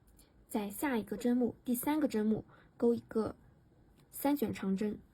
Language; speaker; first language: Chinese; native; Chinese